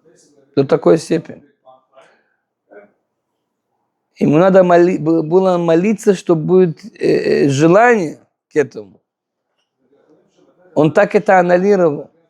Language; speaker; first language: Russian; non-native, fluent; Hebrew